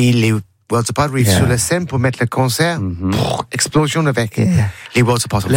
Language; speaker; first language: French; non-native, learner; English